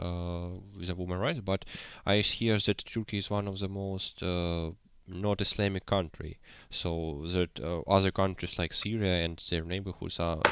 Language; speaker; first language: English; non-native, learner; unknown